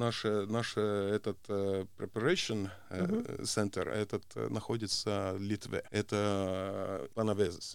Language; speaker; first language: Russian; non-native, local second language; Estonian